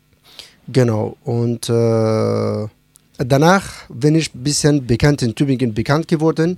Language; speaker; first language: German; non-native, learner; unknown